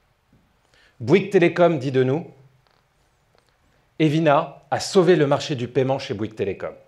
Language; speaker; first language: French; native; French